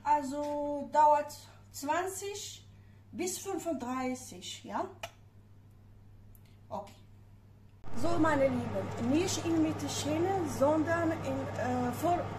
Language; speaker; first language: German; non-native, fluent; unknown